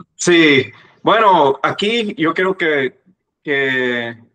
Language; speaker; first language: Spanish; non-native, fluent; English